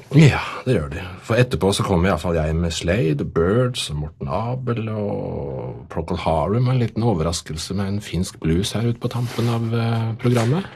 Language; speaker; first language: Norwegian; native; Norwegian